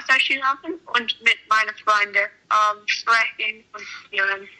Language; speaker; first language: German; non-native, learner; English